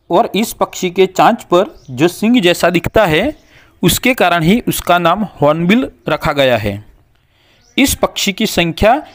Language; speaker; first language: Hindi; non-native, local second language; Gujarati